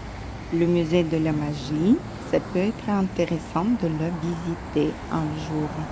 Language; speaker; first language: French; non-native, fluent; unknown